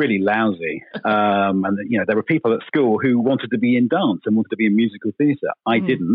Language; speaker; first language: English; native; English